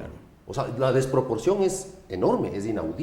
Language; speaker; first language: Spanish; native; Spanish